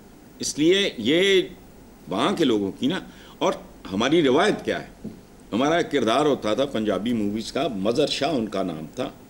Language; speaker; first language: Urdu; non-native, local second language; Punjabi